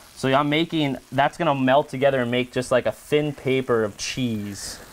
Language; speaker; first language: English; native; English